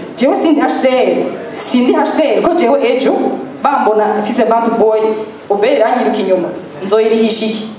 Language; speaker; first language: Rundi; native; Rundi